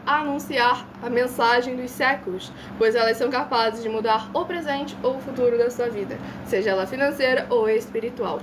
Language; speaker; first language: Portuguese; native; Portuguese